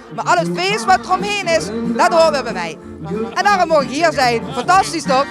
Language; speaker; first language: Dutch; native; Dutch